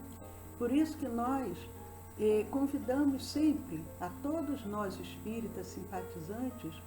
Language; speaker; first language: Portuguese; native; Portuguese